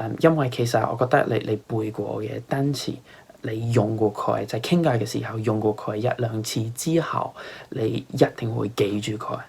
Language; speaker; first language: Cantonese; non-native, fluent; English